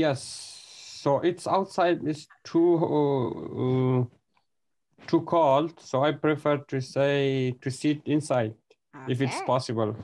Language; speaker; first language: English; non-native, learner; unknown